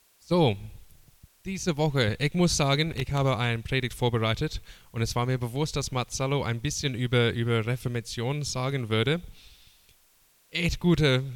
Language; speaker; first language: German; non-native, learner; English